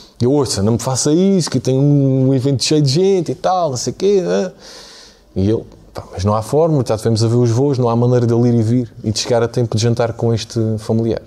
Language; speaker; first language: Portuguese; native; Portuguese